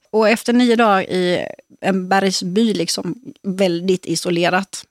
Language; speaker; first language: Swedish; native; Swedish